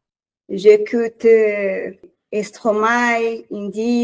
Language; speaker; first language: French; non-native, learner; Portuguese